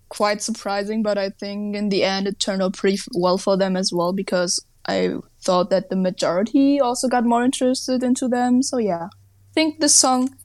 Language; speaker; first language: English; non-native, fluent; German